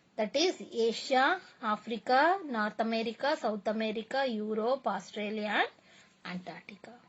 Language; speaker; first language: English; non-native, local second language; Kannada